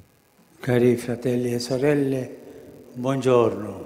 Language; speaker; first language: Italian; early bilingual, heritage; Spanish